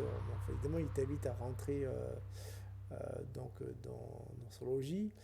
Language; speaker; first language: French; native; French